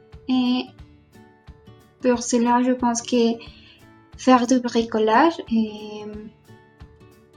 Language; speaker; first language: French; non-native, learner; Spanish